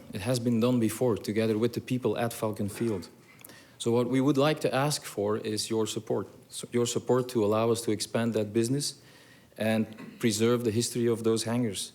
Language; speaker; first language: English; non-native, fluent; Dutch